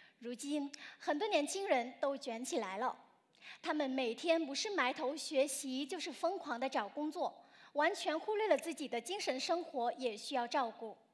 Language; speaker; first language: Chinese; non-native, fluent; Vietnamese